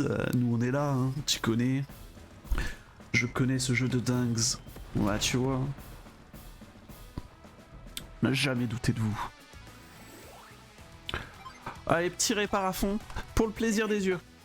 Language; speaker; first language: French; native; French